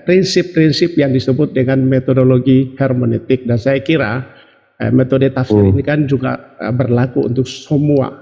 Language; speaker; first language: Indonesian; native; Indonesian